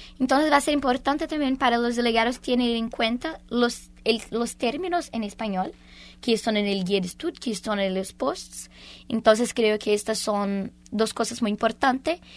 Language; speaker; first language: Spanish; non-native, fluent; Portuguese